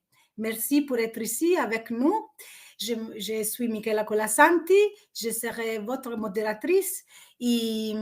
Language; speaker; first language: French; non-native, fluent; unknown